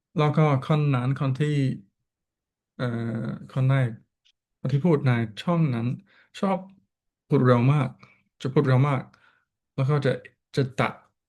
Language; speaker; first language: Thai; non-native, learner; English